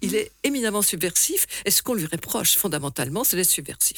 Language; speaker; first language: French; native; French